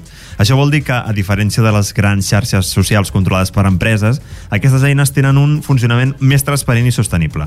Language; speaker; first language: Catalan; native; Catalan